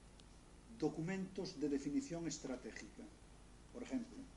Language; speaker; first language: Spanish; native; Spanish